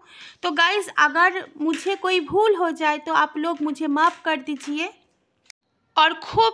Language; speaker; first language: Hindi; non-native, local second language; Bangla